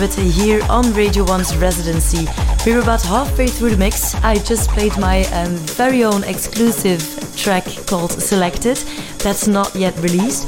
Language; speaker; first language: English; non-native, fluent; Dutch